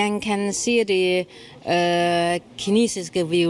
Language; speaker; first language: Danish; non-native, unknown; Chinese